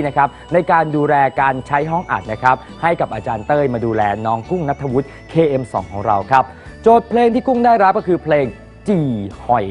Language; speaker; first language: Thai; native; Thai